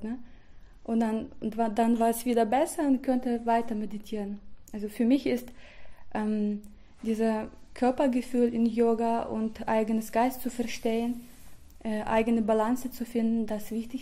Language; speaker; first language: German; non-native, fluent; Russian